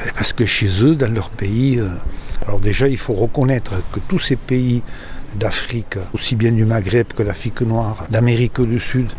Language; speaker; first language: French; native; French